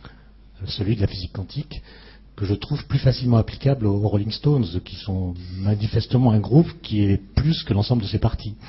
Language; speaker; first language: French; native; French